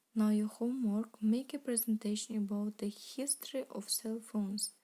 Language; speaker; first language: English; non-native, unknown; Kazakh